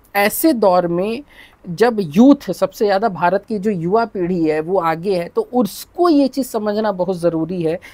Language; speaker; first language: Hindi; native; Hindi